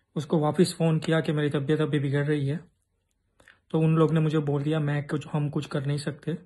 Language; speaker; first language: Hindi; non-native, local second language; Gujarati